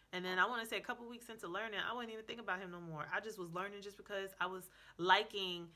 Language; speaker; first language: English; native; English